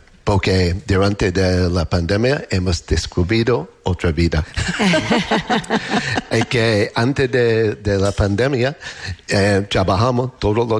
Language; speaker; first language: Spanish; non-native, learner; English